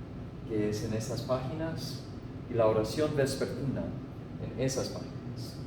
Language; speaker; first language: Spanish; non-native, fluent; English